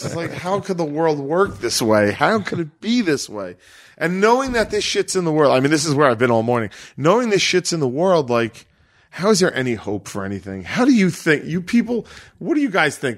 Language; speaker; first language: English; native; English